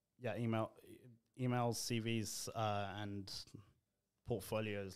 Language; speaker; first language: English; native; English